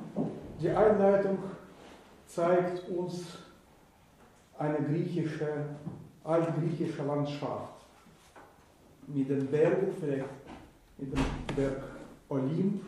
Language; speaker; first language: German; non-native, fluent; Russian